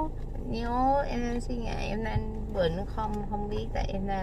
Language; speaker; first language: Vietnamese; non-native, learner; Thai